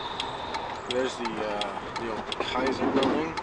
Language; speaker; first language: English; native; English